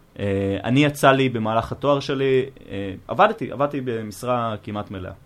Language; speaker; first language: Hebrew; native; Hebrew